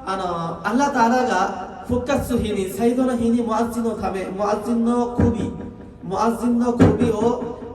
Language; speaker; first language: Japanese; non-native, learner; Bangla